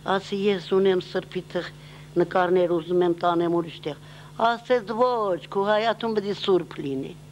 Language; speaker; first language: Armenian; non-native, local second language; Assyrian Neo-Aramaic